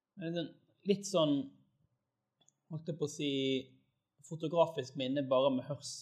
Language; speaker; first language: Norwegian; native; Norwegian